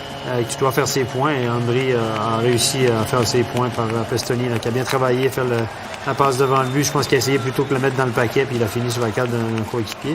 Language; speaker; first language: French; native; French